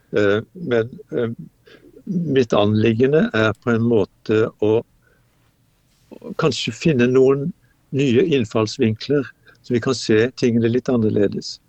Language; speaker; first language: Norwegian; native; Norwegian